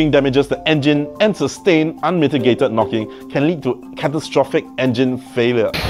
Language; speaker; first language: English; native; English